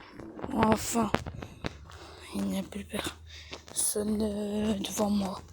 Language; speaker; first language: French; early bilingual, other home language; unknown